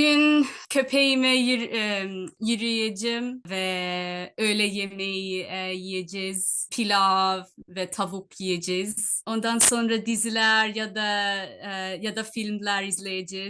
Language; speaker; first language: Turkish; non-native, fluent; Telugu